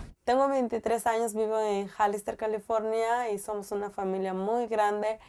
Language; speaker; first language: Spanish; non-native, local second language; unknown